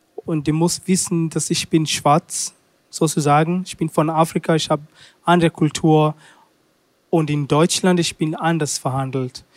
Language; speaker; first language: German; non-native, learner; Swahili